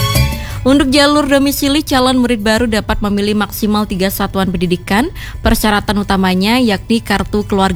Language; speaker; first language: Indonesian; native; Indonesian